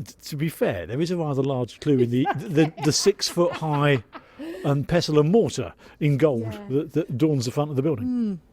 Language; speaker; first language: English; native; English